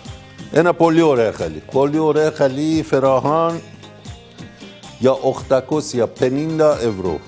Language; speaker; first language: Greek; non-native, learner; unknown